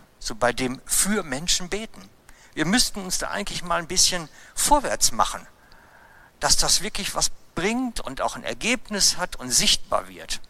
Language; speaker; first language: German; native; German